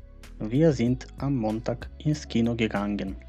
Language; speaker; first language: German; non-native, fluent; Macedonian